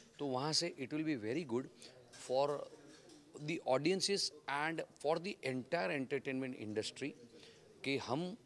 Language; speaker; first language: Hindi; non-native, local second language; Gujarati